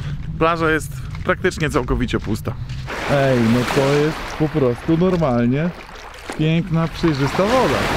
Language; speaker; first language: Polish; native; Polish